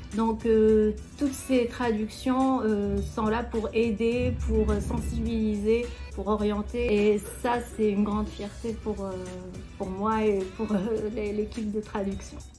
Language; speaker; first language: French; non-native, local second language; Arabic